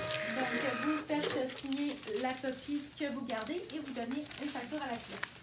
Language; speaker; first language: French; native; French